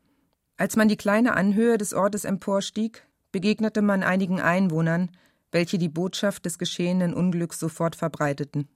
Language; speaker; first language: German; native; German